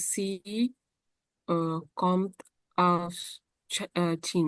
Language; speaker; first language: German; non-native, learner; Indonesian